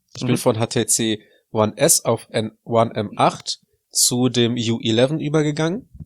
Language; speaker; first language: German; early bilingual, other home language; Russian